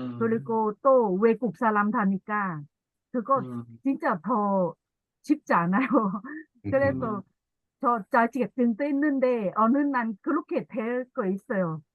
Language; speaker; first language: Korean; non-native, learner; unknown